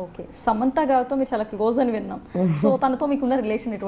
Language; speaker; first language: Telugu; native; Telugu